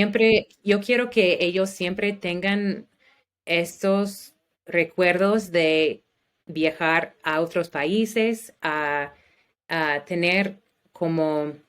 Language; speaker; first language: Spanish; non-native, learner; English